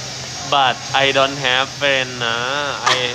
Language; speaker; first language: English; non-native, learner; Thai